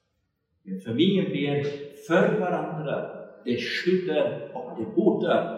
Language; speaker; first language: Swedish; non-native, fluent; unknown